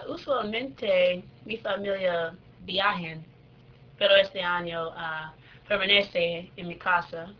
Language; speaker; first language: Spanish; non-native, learner; English